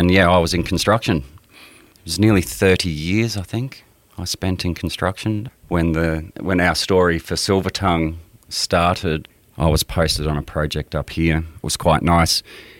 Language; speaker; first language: English; native; English